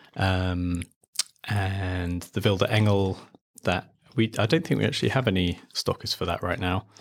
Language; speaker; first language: English; native; English